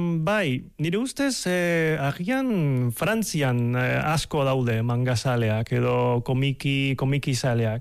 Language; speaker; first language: Basque; non-native, local second language; Spanish